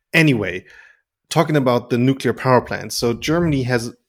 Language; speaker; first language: English; non-native, fluent; German